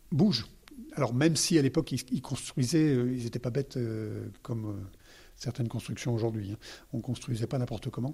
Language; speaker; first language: French; native; French